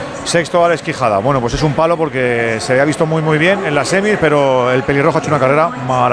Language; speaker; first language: Spanish; native; Spanish